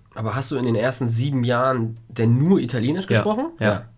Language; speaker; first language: German; early bilingual, other home language; Polish